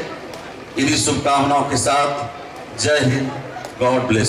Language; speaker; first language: Hindi; native; Hindi